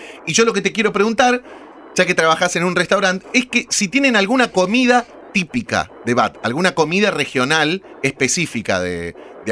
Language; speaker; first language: Spanish; native; Spanish